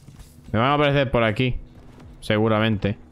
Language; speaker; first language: Spanish; native; Spanish